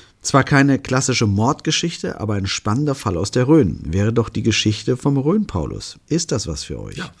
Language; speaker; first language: German; native; German